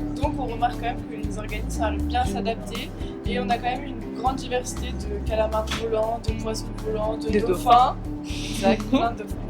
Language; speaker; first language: French; native; French